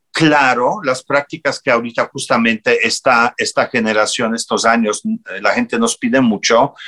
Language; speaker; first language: Spanish; non-native, fluent; Polish